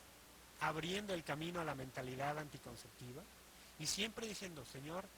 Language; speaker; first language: Spanish; native; Spanish